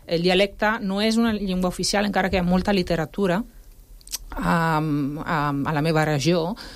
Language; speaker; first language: Catalan; non-native, fluent; Italian